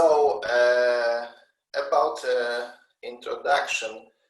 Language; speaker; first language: English; non-native, learner; Polish